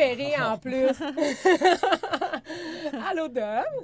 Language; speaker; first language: French; native; French